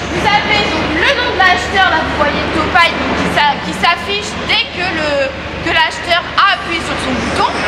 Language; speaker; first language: French; native; French